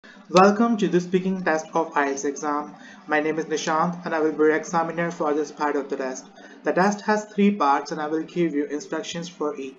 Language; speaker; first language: English; non-native, local second language; Hindi